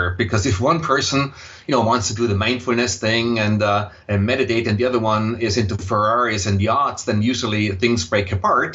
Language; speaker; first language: English; non-native, fluent; German